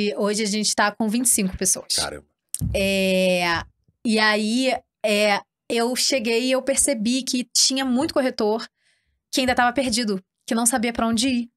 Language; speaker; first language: Portuguese; native; Portuguese